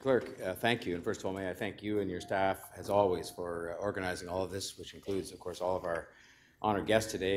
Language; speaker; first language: English; native; English